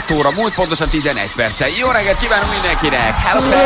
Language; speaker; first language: Hungarian; native; Hungarian